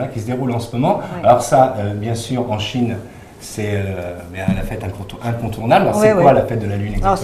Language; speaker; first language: French; native; French